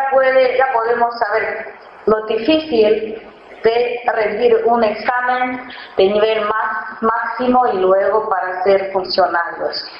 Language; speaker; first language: Spanish; non-native, fluent; Chinese